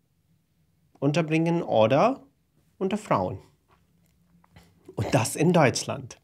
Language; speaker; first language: German; non-native, fluent; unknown